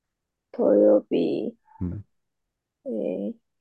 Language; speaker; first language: Japanese; non-native, learner; Chinese